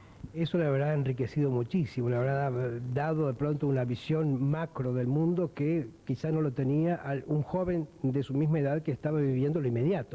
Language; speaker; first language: Spanish; native; Spanish